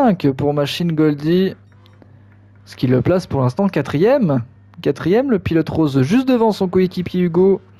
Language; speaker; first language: French; native; French